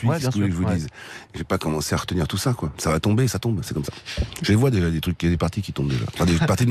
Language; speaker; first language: French; native; French